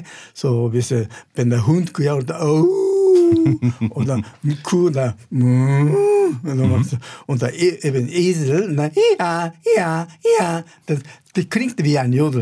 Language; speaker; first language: German; non-native, fluent; Japanese